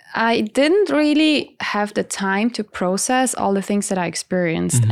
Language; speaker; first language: English; non-native, fluent; Italian